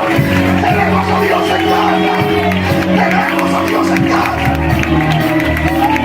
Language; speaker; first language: Spanish; native; Spanish